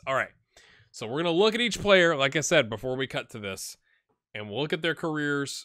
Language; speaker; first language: English; native; English